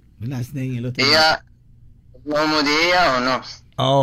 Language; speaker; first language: Spanish; non-native, learner; Arabic